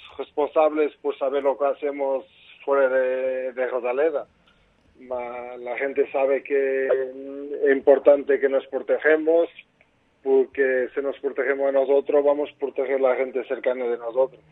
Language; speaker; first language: Spanish; non-native, fluent; Portuguese